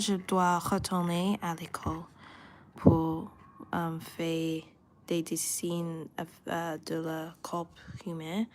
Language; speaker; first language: French; non-native, learner; English